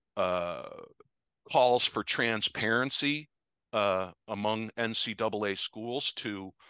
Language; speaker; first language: English; native; English